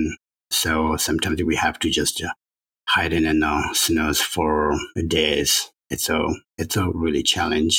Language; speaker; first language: English; non-native, learner; Chinese